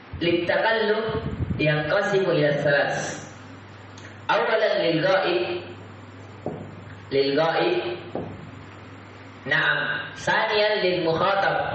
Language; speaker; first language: Arabic; non-native, fluent; Indonesian